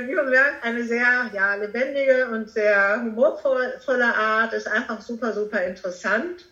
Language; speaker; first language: German; native; German